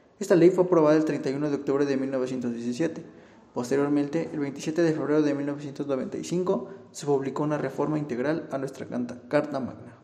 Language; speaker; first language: Spanish; native; Spanish